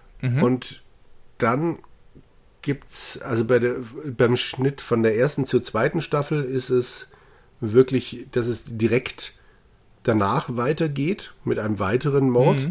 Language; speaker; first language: German; native; German